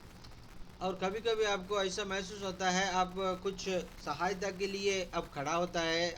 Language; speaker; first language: Hindi; non-native, local second language; Telugu